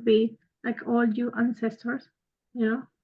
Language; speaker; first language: English; non-native, fluent; Spanish